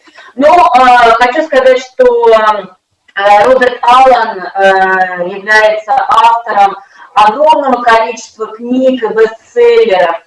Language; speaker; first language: Russian; native; Russian